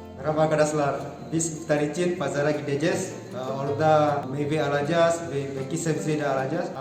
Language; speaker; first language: Turkish; non-native, learner; Indonesian